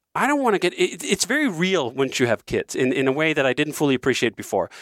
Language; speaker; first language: English; non-native, fluent; Danish